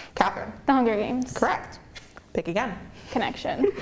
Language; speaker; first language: English; native; English